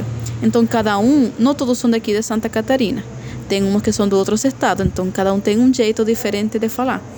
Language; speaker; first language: Portuguese; non-native, fluent; Spanish